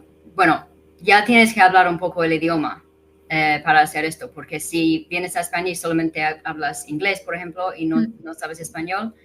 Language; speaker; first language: Spanish; non-native, fluent; English